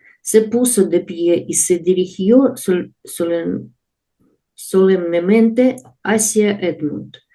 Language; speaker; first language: Spanish; non-native, learner; Russian